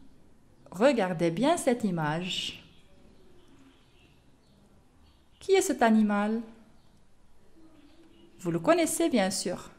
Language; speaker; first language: French; non-native, local second language; Arabic